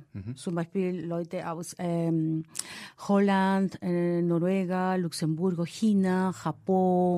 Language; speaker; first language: German; non-native, fluent; Spanish